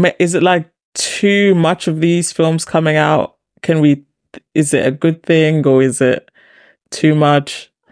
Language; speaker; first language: English; native; English